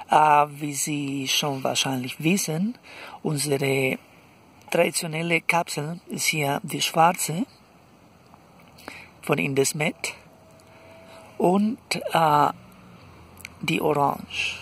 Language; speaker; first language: German; non-native, fluent; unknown